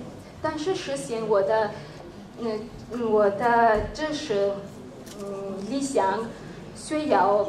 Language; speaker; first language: Chinese; non-native, learner; Georgian